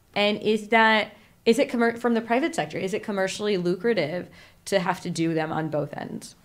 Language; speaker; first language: English; native; English